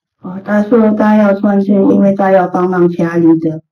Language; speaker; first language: Chinese; non-native, fluent; Filipino